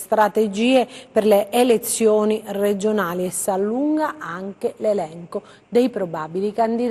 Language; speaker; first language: Italian; native; Italian